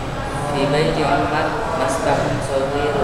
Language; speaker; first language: Arabic; non-native, learner; Indonesian